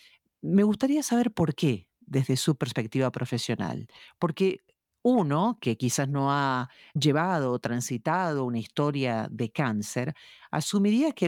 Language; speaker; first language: Spanish; native; Spanish